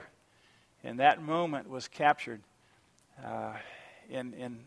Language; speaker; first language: English; native; English